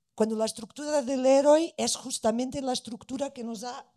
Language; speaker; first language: Spanish; non-native, fluent; Portuguese